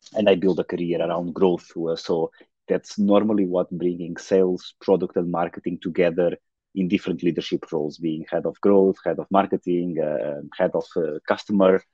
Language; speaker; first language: English; non-native, fluent; Portuguese